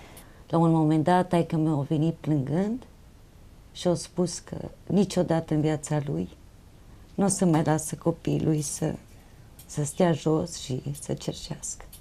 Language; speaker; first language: Romanian; non-native, local second language; Romany